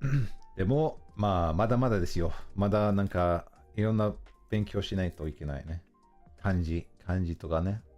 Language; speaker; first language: Japanese; non-native, learner; English